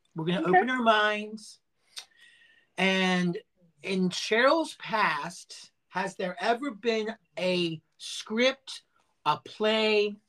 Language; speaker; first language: English; native; English